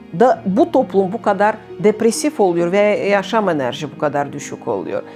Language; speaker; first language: Turkish; non-native, fluent; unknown